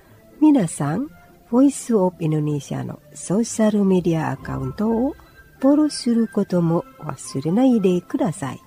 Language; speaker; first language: Japanese; non-native, fluent; Indonesian